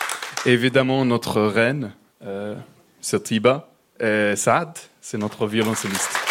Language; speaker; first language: French; non-native, fluent; Arabic